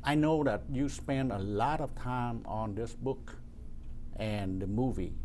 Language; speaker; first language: English; non-native, learner; Vietnamese